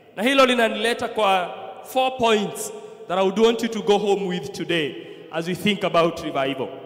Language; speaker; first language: English; non-native, local second language; Swahili